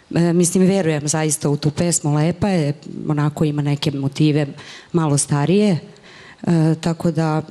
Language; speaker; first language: Serbian; native; Serbian